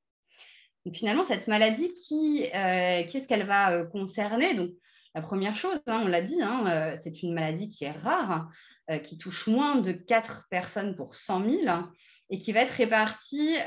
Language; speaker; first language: French; native; French